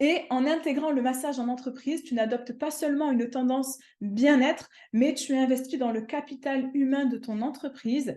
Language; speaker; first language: French; native; French